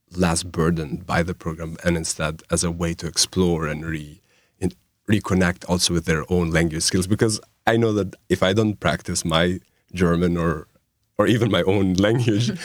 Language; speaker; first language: English; non-native, fluent; Albanian